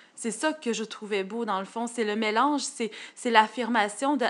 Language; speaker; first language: French; native; French